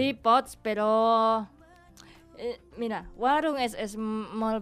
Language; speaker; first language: Catalan; non-native, learner; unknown